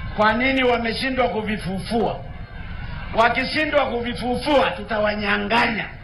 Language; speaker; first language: Swahili; non-native, local second language; Sukuma